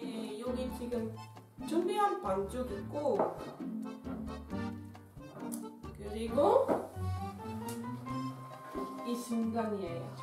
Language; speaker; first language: Korean; non-native, learner; Dutch